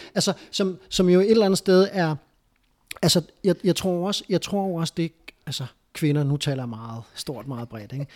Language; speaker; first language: Danish; early bilingual, other home language; Spanish